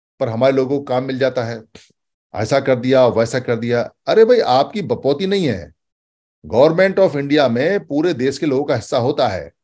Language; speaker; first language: Hindi; native; Hindi